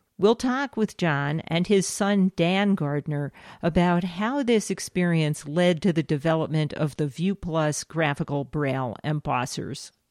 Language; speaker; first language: English; native; English